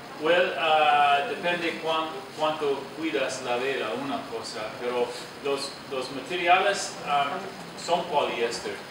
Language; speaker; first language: Spanish; non-native, learner; English